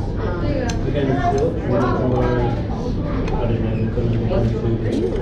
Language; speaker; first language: English; native; English